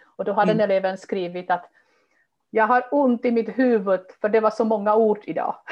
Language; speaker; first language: Swedish; non-native, fluent; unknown